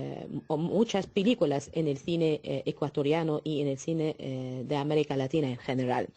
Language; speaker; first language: Spanish; non-native, fluent; Arabic